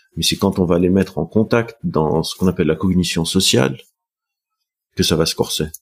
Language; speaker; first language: French; non-native, local second language; Arabic